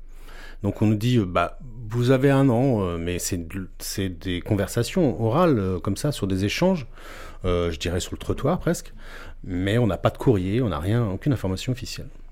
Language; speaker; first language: French; native; French